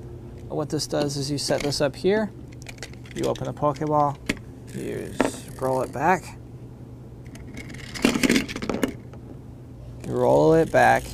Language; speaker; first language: English; native; English